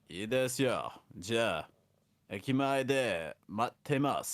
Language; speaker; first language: Japanese; non-native, learner; English